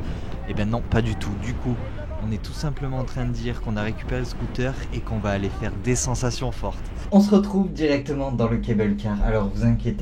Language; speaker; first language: French; native; French